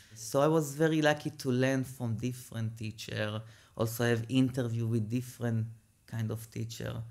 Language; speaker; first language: English; non-native, fluent; Hebrew